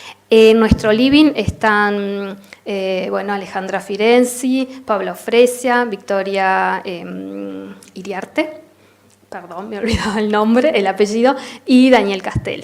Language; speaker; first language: Spanish; native; Spanish